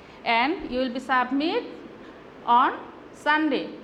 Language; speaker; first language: English; non-native, local second language; Bangla